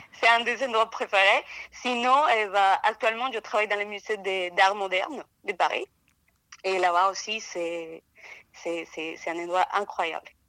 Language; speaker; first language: French; non-native, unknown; Spanish